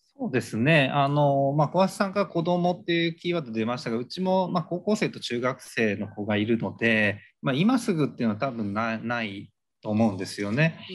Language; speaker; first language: Japanese; native; Japanese